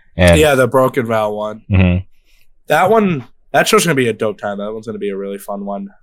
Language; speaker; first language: English; native; English